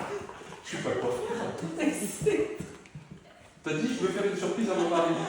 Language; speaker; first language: French; native; French